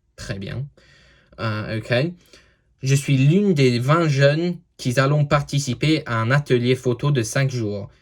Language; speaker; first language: French; non-native, learner; English